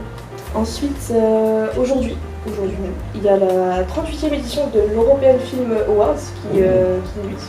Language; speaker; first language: French; native; French